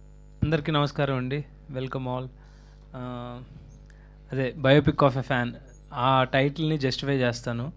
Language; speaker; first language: Telugu; native; Telugu